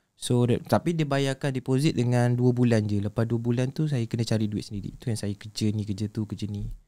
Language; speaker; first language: Malay; native; Malay